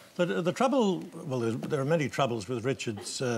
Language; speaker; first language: English; native; English